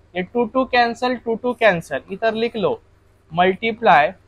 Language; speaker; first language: Hindi; non-native, local second language; Marathi